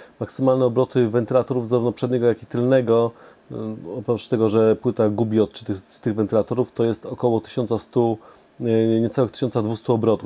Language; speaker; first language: Polish; native; Polish